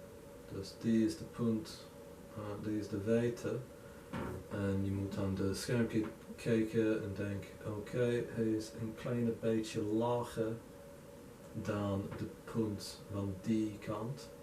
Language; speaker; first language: Dutch; non-native, learner; English